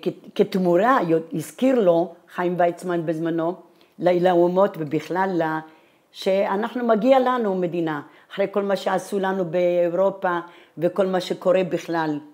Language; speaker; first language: Hebrew; non-native, fluent; Italian